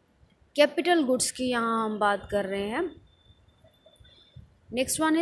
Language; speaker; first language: Hindi; native; Hindi